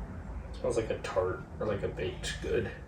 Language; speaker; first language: English; native; English